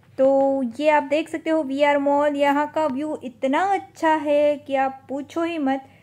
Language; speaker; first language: Hindi; non-native, local second language; Gujarati